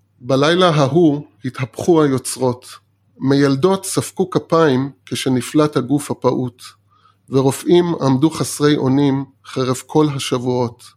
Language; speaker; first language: Hebrew; early bilingual, other home language; Persian